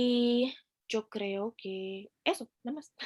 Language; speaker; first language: Spanish; early bilingual, heritage; Spanish